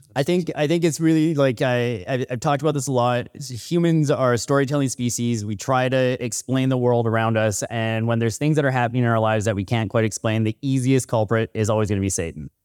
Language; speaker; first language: English; native; English